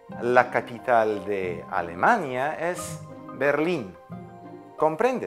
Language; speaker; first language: Spanish; non-native, fluent; Ukrainian